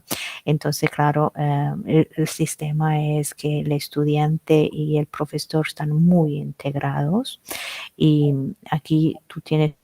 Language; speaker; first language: Spanish; non-native, fluent; Italian